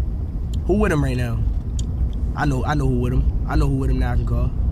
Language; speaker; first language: English; native; English